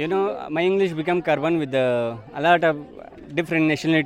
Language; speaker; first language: English; non-native, local second language; Filipino